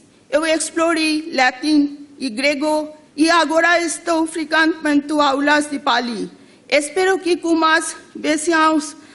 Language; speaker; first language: Portuguese; non-native, learner; Bangla